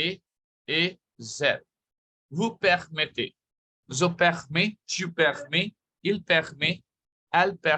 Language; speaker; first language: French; non-native, fluent; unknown